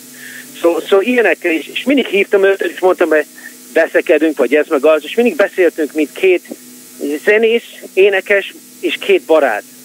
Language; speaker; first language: Hungarian; early bilingual, heritage; Hungarian